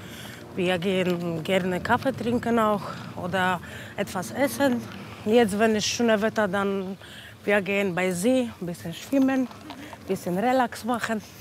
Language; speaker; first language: German; non-native, learner; Polish